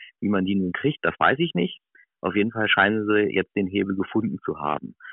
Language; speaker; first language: German; native; German